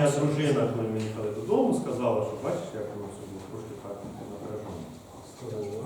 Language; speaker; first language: Ukrainian; native; Ukrainian